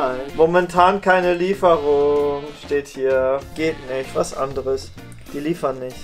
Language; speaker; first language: German; native; German